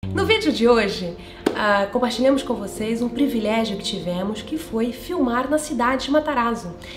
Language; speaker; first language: Portuguese; native; Portuguese